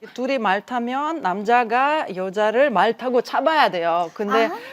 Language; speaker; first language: Korean; non-native, fluent; Russian